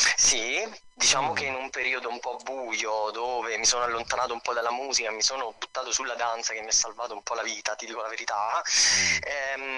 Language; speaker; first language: Italian; native; Italian